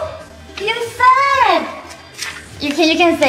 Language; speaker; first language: English; non-native, learner; Korean